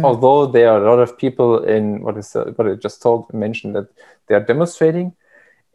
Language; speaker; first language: English; non-native, fluent; German